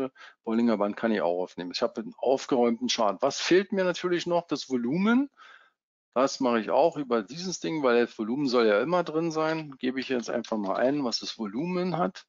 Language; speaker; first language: German; native; German